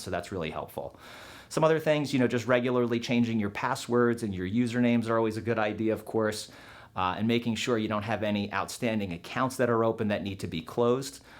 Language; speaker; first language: English; native; English